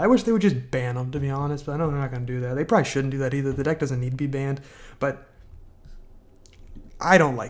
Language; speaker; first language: English; native; English